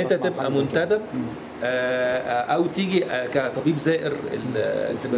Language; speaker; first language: Arabic; native; Arabic